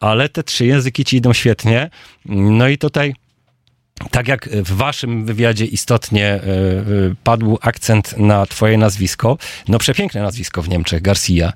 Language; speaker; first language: Polish; native; Polish